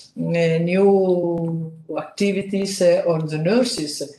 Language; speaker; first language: English; non-native, fluent; Italian